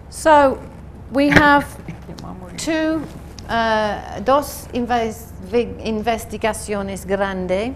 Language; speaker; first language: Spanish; non-native, learner; English